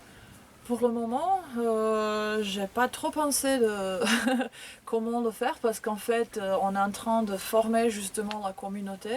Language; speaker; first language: French; non-native, fluent; Croatian